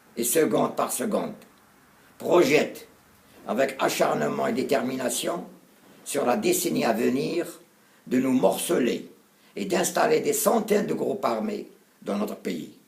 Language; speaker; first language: French; non-native, local second language; Arabic